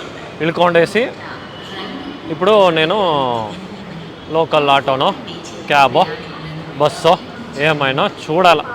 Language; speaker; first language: Telugu; non-native, learner; Kannada